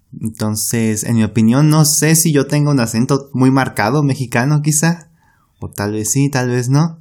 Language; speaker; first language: Spanish; native; Spanish